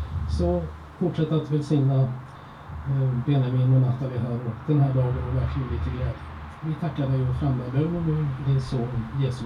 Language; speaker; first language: Swedish; native; Swedish